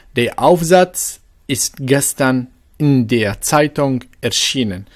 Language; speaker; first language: German; non-native, fluent; Arabic